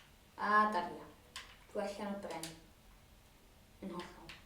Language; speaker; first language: Welsh; native; Welsh